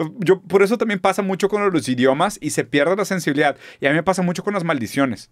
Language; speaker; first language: Spanish; non-native, fluent; German